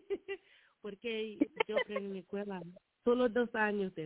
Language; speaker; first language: Spanish; non-native, learner; English